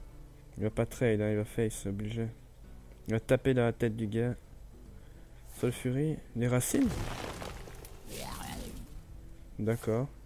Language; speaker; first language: French; native; French